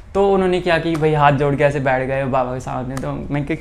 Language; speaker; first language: Hindi; native; Hindi